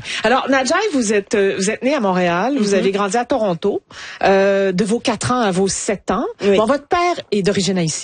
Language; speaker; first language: French; native; French